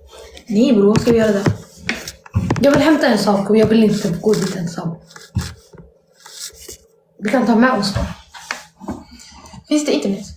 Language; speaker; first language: Swedish; early bilingual, other home language; Somali